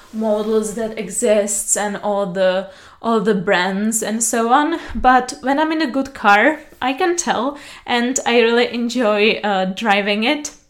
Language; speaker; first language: English; non-native, fluent; Czech